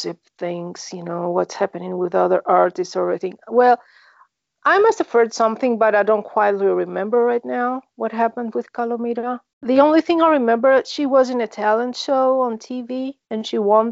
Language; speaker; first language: English; non-native, fluent; Greek